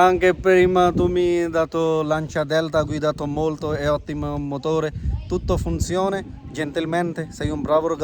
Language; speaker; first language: Italian; non-native, learner; Urdu